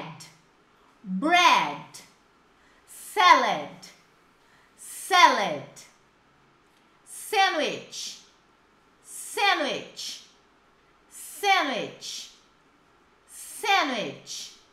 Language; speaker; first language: English; non-native, fluent; Portuguese